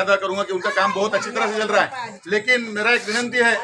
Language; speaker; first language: Hindi; non-native, local second language; Marathi